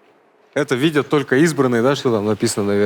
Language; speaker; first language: Russian; non-native, local second language; Kazakh